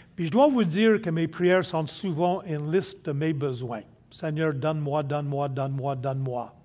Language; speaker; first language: French; non-native, local second language; English